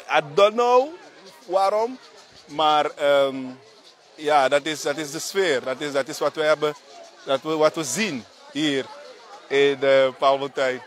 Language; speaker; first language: Dutch; native; Dutch